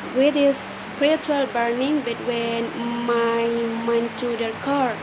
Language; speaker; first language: English; non-native, learner; Indonesian